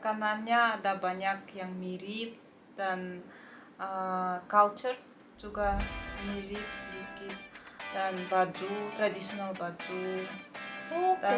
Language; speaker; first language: Indonesian; non-native, learner; Russian